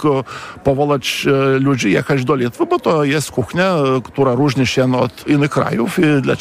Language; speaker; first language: Polish; non-native, fluent; Lithuanian